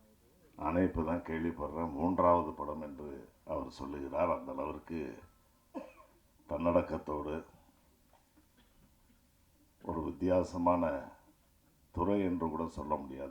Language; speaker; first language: Tamil; native; Tamil